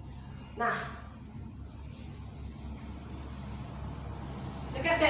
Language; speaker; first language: English; non-native, learner; Indonesian